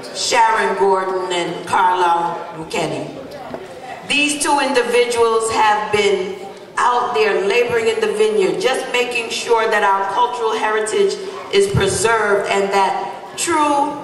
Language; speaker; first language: English; native; English